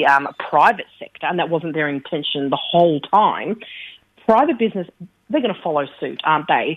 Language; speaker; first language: English; native; English